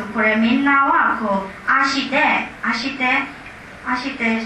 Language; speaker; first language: Japanese; non-native, learner; Burmese